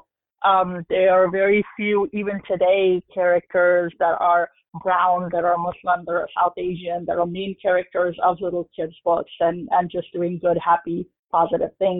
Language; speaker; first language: English; non-native, local second language; Urdu